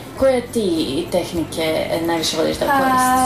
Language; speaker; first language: Croatian; native; Croatian